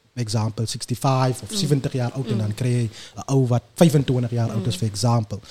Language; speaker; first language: Afrikaans; early bilingual, heritage; Afrikaans